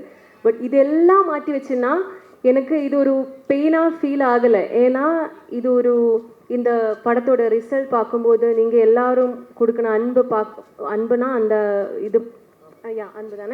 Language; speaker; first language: Tamil; non-native, learner; Malayalam